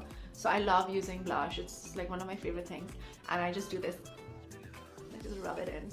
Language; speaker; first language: English; non-native, local second language; Hindi